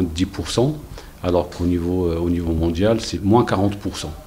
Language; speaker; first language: French; non-native, local second language; Arabic